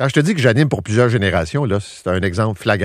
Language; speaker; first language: French; native; French